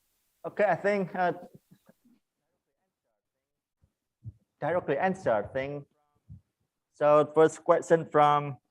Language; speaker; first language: English; non-native, learner; Indonesian